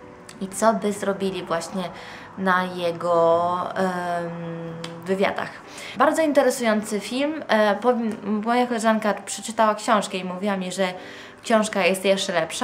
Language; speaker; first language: Polish; non-native, fluent; Italian